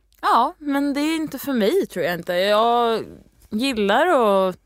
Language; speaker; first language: Swedish; early bilingual, heritage; Swedish